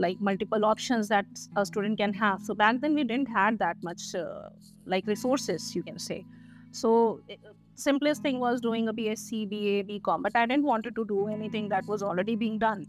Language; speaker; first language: English; non-native, local second language; Hindi